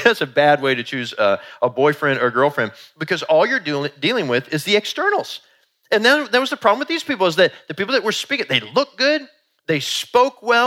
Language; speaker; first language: English; native; English